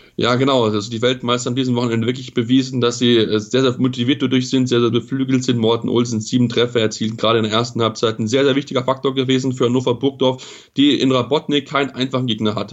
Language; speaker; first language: German; native; German